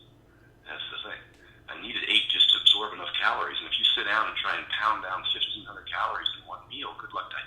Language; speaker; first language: English; native; English